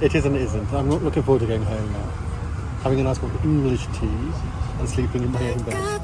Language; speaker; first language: English; native; English